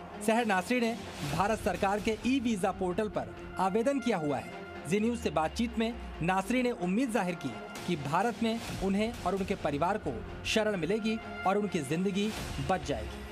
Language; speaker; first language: Hindi; native; Hindi